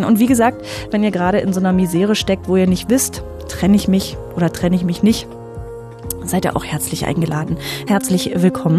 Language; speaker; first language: German; native; German